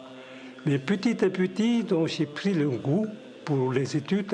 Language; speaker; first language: French; non-native, fluent; Tibetan